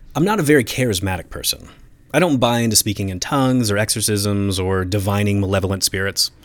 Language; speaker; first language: English; native; English